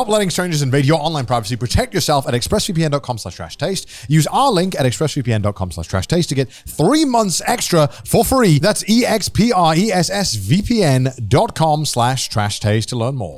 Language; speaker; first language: English; native; English